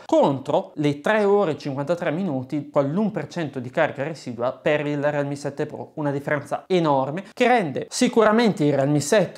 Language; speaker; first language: Italian; native; Italian